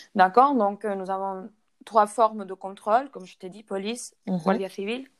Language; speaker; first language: French; non-native, fluent; Spanish